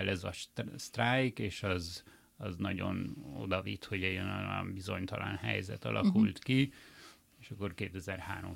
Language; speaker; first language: Hungarian; early bilingual, heritage; Hungarian